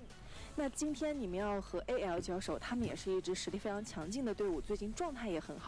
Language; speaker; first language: Chinese; native; Chinese